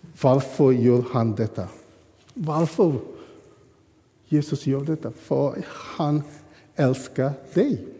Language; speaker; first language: Swedish; non-native, fluent; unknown